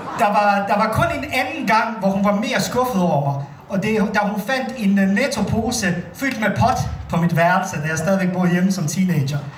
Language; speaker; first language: Danish; early bilingual, other home language; Bosnian